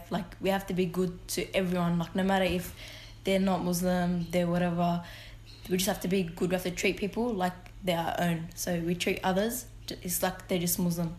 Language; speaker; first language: English; native; English